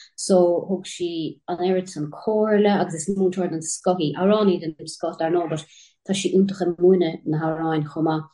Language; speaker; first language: Irish; native; Irish